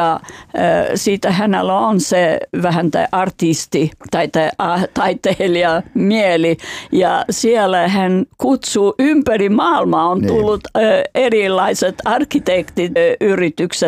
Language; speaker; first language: Finnish; non-native, fluent; Albanian